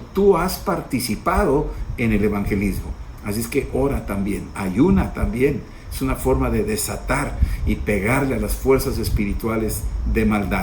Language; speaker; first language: Spanish; native; Spanish